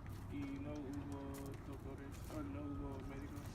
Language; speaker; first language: Spanish; non-native, learner; English